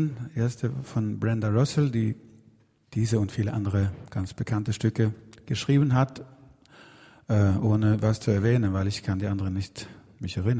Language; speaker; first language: German; non-native, learner; Swedish